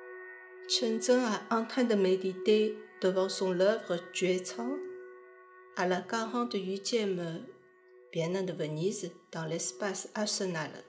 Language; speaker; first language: French; non-native, fluent; Chinese